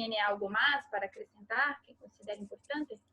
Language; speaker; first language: Spanish; non-native, learner; Portuguese